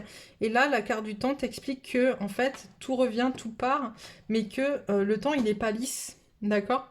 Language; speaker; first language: French; native; French